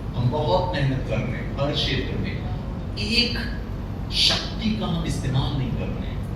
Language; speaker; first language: Hindi; non-native, local second language; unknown